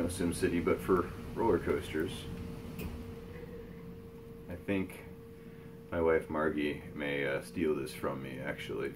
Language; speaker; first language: English; native; English